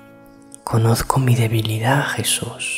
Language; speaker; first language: Spanish; native; Spanish